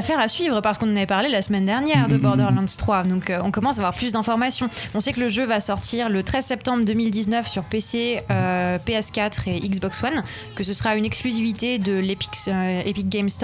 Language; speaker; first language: French; native; French